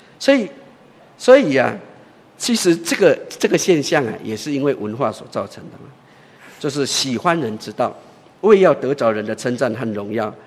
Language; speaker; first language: Chinese; native; Chinese